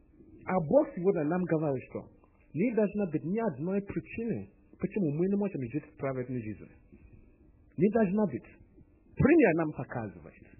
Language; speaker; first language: Russian; non-native, learner; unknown